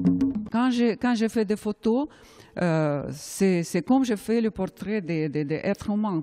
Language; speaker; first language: French; non-native, fluent; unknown